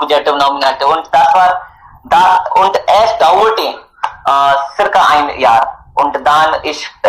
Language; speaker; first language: German; non-native, learner; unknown